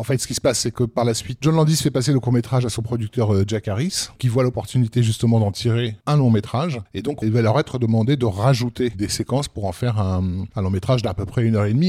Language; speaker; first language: French; native; French